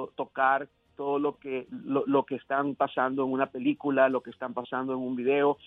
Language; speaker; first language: Spanish; early bilingual, heritage; Spanish